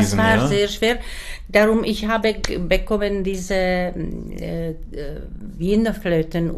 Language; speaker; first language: German; non-native, learner; Czech